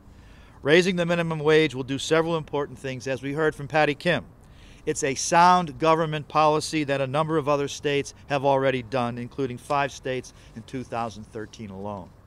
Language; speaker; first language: English; native; English